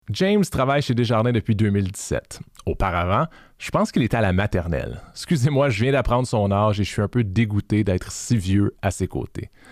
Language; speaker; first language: French; native; French